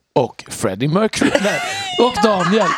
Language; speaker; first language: Swedish; native; Swedish